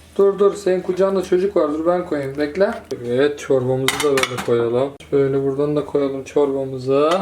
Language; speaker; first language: Turkish; native; Turkish